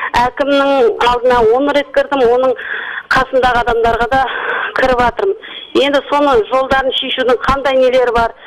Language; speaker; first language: Kazakh; early bilingual, heritage; Kazakh